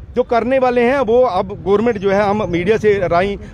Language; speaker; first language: Hindi; native; Hindi